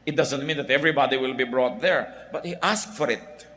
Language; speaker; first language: English; non-native, local second language; Filipino